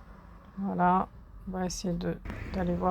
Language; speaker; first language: French; native; French